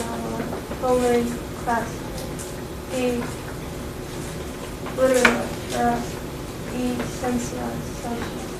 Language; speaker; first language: Spanish; non-native, learner; English